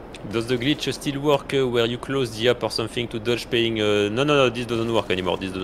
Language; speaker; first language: English; non-native, fluent; French